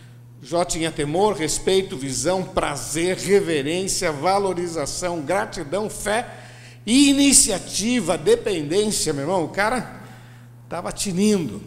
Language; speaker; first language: Portuguese; native; Portuguese